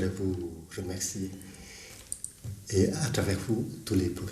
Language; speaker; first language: French; non-native, fluent; Vietnamese